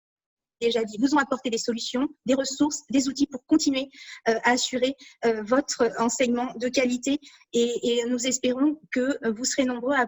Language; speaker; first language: French; native; French